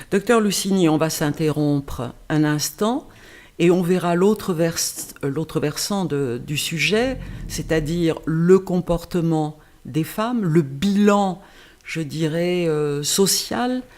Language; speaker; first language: French; native; French